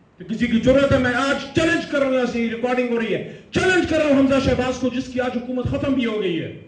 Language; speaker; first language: Urdu; non-native, local second language; Pashto